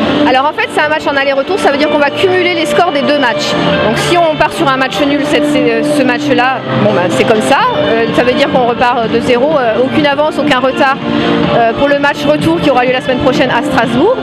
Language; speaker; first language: French; native; French